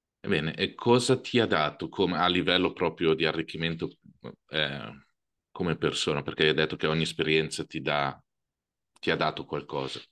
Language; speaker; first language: Italian; native; Italian